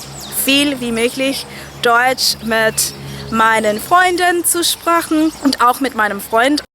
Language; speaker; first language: German; non-native, fluent; English